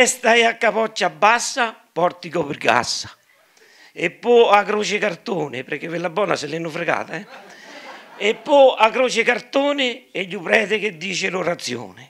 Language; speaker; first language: Italian; native; Italian